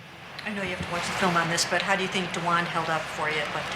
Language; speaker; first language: English; native; English